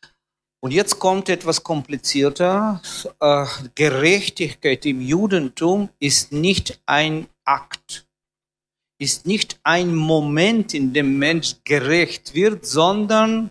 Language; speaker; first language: German; non-native, fluent; Russian